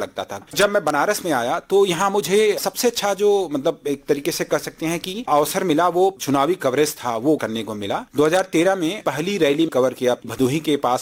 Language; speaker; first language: Hindi; native; Hindi